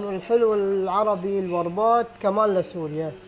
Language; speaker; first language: Arabic; native; Arabic